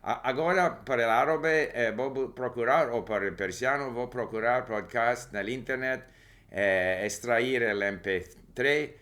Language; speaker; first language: Spanish; non-native, fluent; English